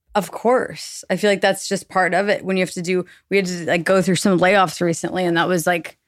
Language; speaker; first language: English; native; English